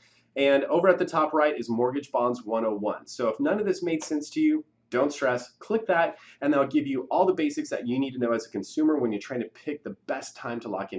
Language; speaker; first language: English; native; English